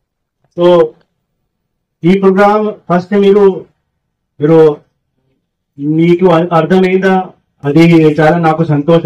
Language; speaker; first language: Telugu; non-native, fluent; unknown